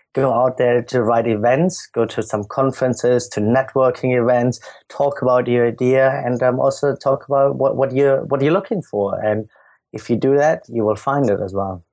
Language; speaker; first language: English; non-native, fluent; German